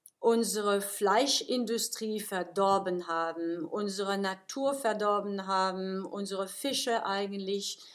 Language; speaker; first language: German; non-native, fluent; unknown